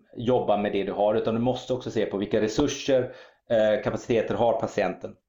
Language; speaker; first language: Swedish; early bilingual, other home language; German